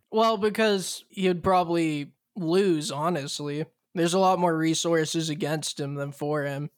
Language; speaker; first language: English; native; English